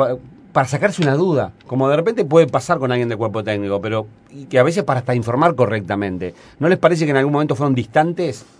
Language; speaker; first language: Spanish; native; Spanish